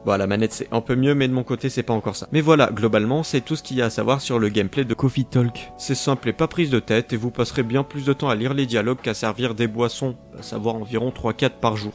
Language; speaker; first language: French; native; French